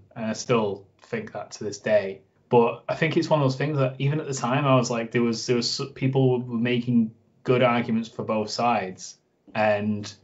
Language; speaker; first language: English; native; English